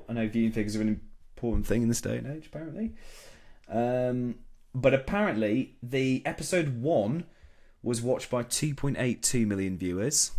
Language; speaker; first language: English; native; English